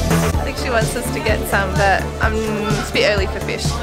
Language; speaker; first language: English; native; English